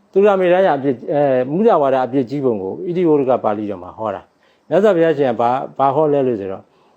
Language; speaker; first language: Burmese; native; Burmese